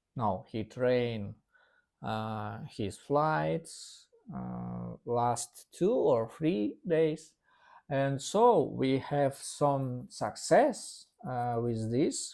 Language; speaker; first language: English; non-native, learner; Russian